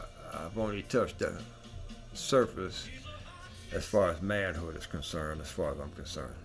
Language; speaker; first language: English; native; English